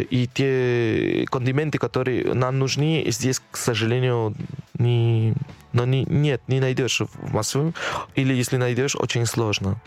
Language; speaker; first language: Russian; non-native, fluent; Spanish